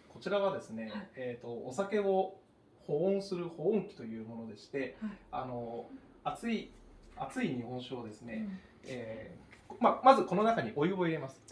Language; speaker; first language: Japanese; native; Japanese